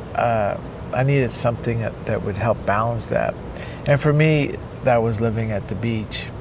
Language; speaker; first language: English; early bilingual, other home language; Spanish